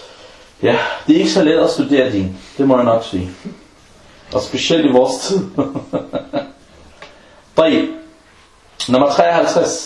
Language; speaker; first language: Danish; non-native, fluent; Arabic